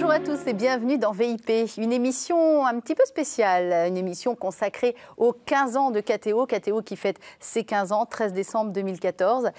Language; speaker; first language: French; native; French